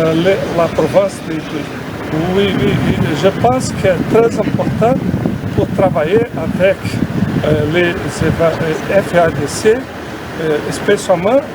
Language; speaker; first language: French; non-native, fluent; English